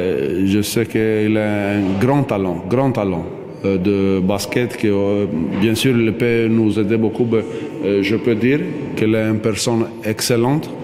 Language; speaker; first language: French; non-native, fluent; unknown